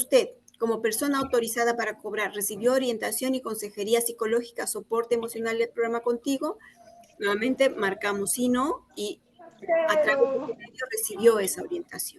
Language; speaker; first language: Spanish; native; Spanish